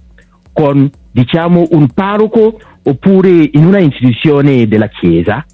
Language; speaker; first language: Italian; non-native, local second language; French